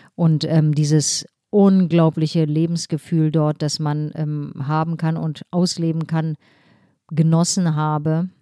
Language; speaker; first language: German; early bilingual, other home language; Turkish